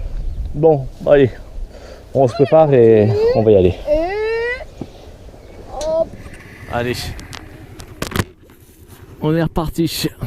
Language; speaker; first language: French; native; French